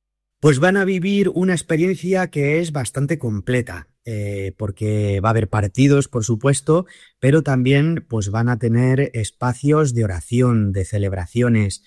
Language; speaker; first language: Spanish; native; Spanish